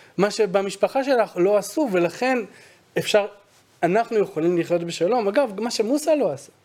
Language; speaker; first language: Hebrew; native; Hebrew